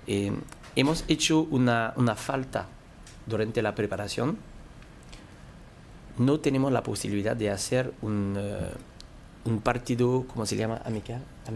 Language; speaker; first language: Spanish; non-native, learner; French